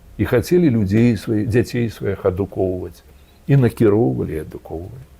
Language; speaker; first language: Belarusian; native; Belarusian